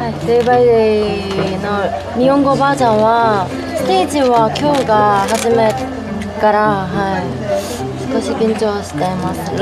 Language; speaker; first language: Japanese; non-native, learner; Korean